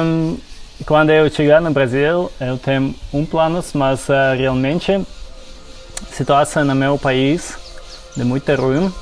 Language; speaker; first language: Portuguese; non-native, learner; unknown